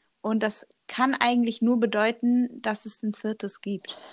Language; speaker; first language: German; native; German